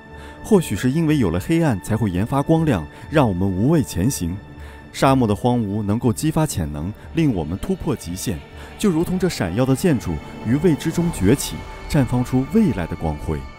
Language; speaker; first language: Chinese; native; Chinese